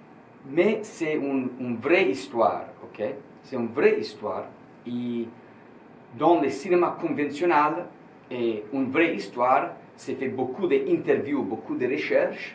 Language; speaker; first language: French; non-native, learner; Italian